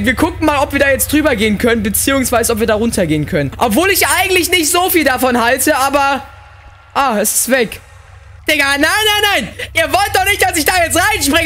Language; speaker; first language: German; native; German